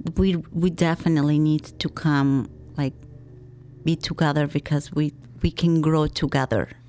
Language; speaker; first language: English; non-native, fluent; Spanish